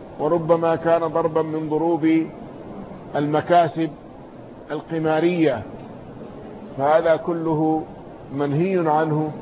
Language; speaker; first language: Arabic; native; Arabic